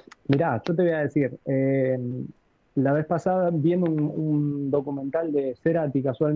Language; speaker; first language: Spanish; native; Spanish